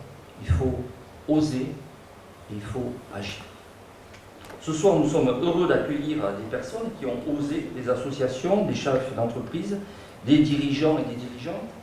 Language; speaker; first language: French; native; French